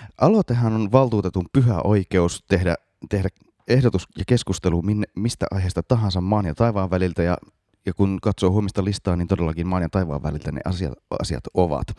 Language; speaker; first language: Finnish; native; Finnish